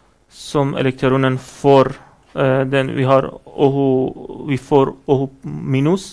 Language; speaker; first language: Norwegian; non-native, fluent; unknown